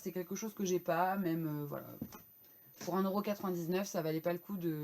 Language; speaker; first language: French; native; French